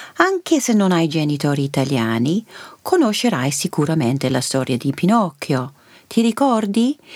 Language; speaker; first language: Italian; early bilingual, heritage; Italian